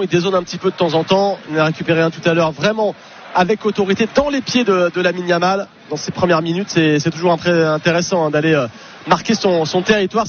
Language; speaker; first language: French; native; French